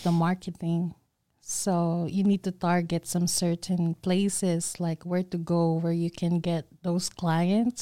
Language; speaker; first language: English; non-native, local second language; Filipino